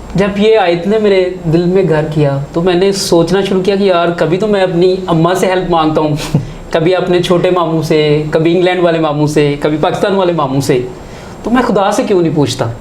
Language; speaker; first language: Urdu; non-native, local second language; Punjabi